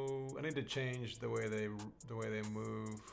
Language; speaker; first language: English; native; English